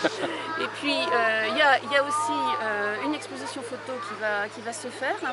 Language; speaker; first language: French; native; French